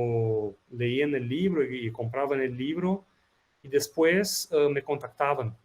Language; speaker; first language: Spanish; non-native, fluent; Portuguese